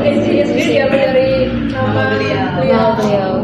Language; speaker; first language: Indonesian; native; Indonesian